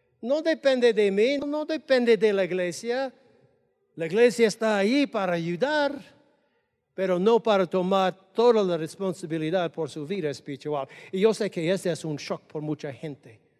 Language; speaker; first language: Spanish; non-native, fluent; English